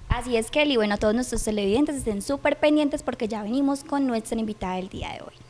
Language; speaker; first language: Spanish; native; Spanish